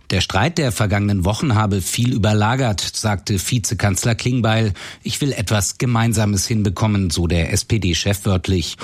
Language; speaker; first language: German; native; German